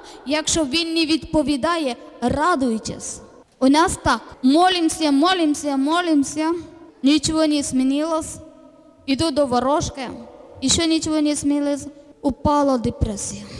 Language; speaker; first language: Ukrainian; non-native, learner; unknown